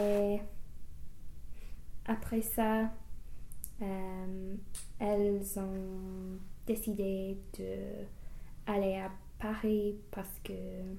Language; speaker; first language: French; non-native, learner; English